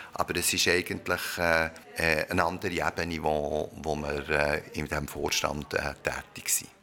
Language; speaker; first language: German; early bilingual, other home language; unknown